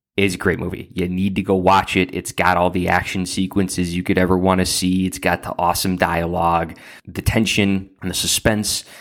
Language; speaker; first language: English; native; English